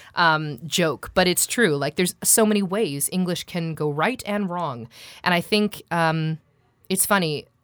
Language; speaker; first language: English; native; English